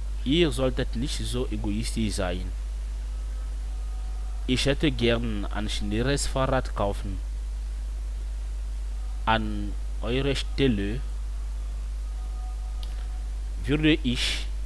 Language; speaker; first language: German; non-native, fluent; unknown